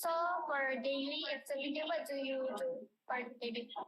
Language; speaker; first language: English; non-native, learner; Indonesian